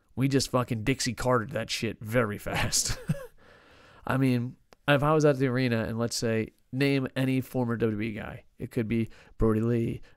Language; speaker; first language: English; native; English